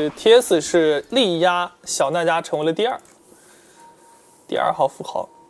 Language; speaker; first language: Chinese; native; Chinese